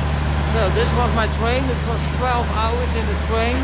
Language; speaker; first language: English; non-native, learner; Dutch